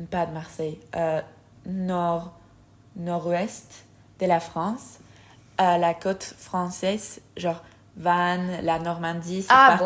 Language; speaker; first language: French; non-native, fluent; Spanish